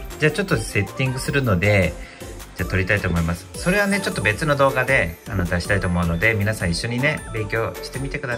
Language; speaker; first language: Japanese; native; Japanese